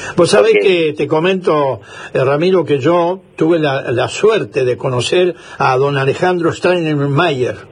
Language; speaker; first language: Spanish; native; Spanish